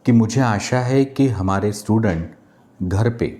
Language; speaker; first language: Hindi; non-native, local second language; Marathi